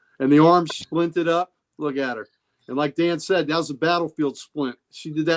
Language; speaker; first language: English; native; English